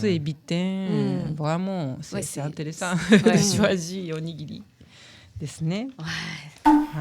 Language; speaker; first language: French; non-native, fluent; Japanese